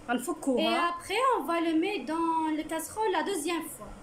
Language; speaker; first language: French; non-native, learner; Arabic